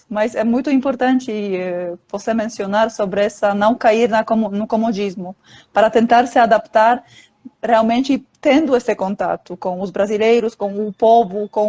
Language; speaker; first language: Portuguese; non-native, fluent; Polish